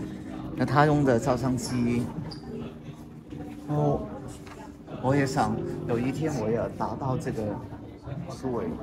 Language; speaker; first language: Chinese; non-native, local second language; Cantonese